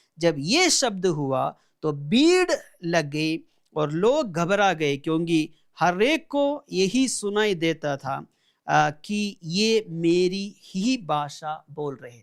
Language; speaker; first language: Hindi; non-native, local second language; Malayalam